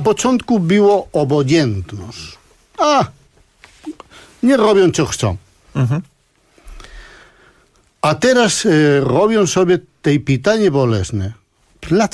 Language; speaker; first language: Polish; non-native, fluent; Spanish